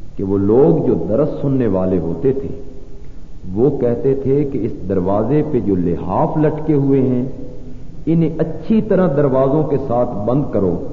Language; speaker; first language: Urdu; non-native, local second language; Punjabi